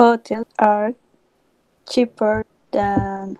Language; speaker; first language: English; non-native, learner; Spanish